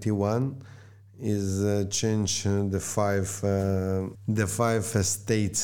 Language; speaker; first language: English; non-native, learner; Slovenian